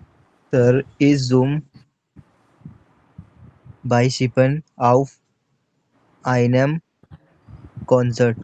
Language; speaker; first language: German; non-native, learner; Hindi